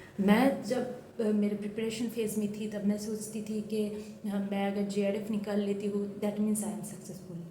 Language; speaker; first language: Hindi; non-native, local second language; Bangla